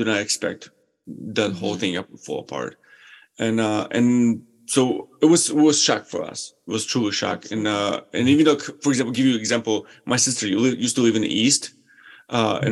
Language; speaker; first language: English; non-native, fluent; Ukrainian